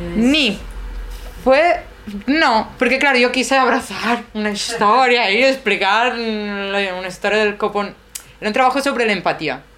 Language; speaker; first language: Spanish; non-native, fluent; Italian